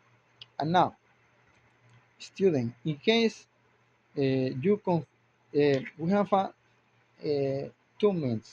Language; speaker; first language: English; non-native, learner; Spanish